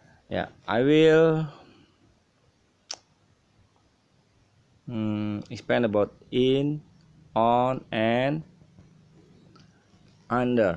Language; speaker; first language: English; non-native, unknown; Indonesian